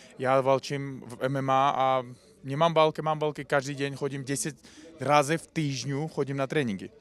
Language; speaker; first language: Polish; non-native, learner; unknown